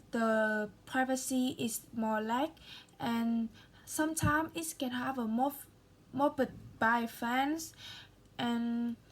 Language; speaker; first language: English; non-native, learner; Vietnamese